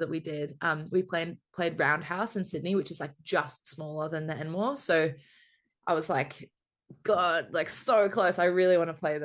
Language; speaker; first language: English; native; English